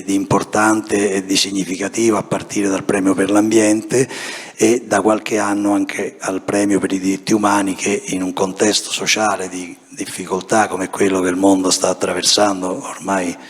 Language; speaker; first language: Italian; native; Italian